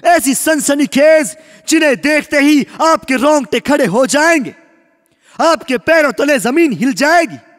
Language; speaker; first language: Hindi; non-native, local second language; Gujarati